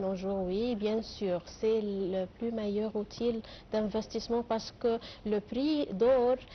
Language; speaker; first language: French; non-native, fluent; Arabic